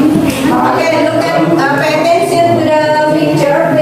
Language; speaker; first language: English; non-native, learner; Indonesian